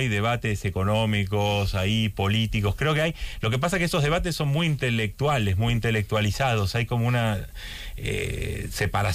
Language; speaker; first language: Spanish; native; Spanish